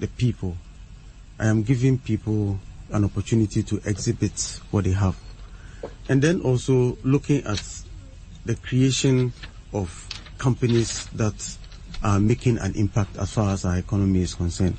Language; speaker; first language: English; non-native, local second language; Akan